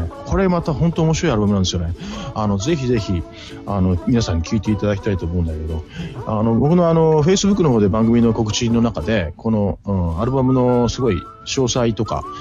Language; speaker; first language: Japanese; native; Japanese